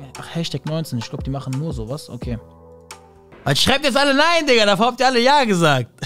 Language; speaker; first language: German; native; German